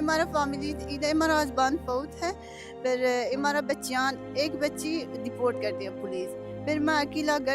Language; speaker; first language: Hindi; non-native, learner; Persian